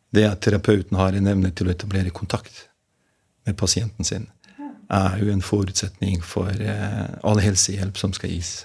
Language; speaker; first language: Norwegian; non-native, fluent; Bosnian